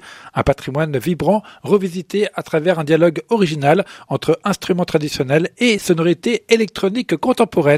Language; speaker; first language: French; native; French